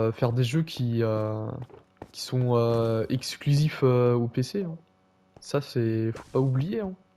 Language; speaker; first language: French; native; French